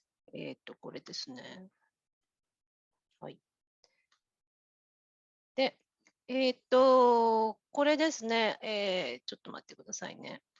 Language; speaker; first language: Japanese; native; Japanese